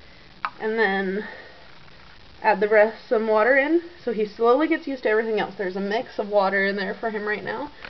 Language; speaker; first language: English; native; English